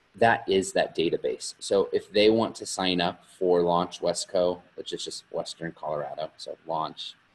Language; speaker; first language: English; native; English